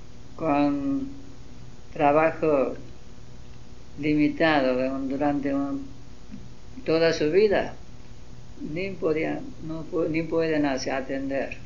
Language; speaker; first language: Spanish; non-native, learner; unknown